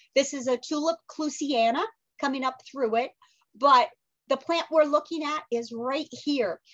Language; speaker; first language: English; native; English